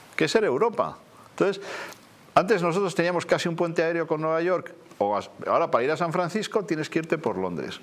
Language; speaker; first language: Spanish; native; Spanish